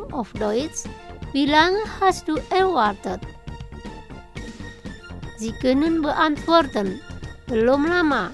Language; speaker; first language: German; non-native, fluent; Indonesian